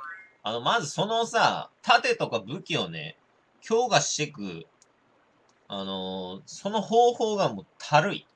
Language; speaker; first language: Japanese; native; Japanese